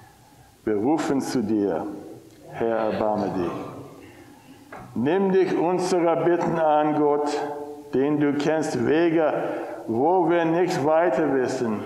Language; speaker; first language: German; non-native, fluent; English